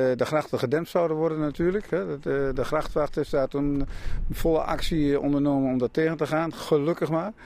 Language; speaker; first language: Dutch; native; Dutch